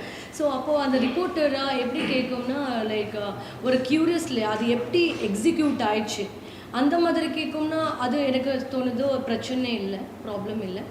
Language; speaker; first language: Tamil; non-native, learner; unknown